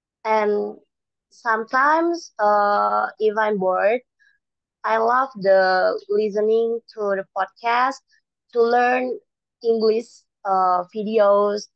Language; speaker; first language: English; non-native, learner; Indonesian